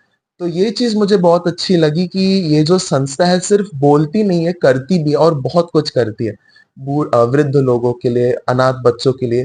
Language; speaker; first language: Hindi; native; Hindi